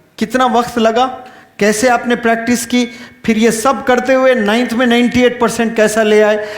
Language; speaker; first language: Urdu; native; Urdu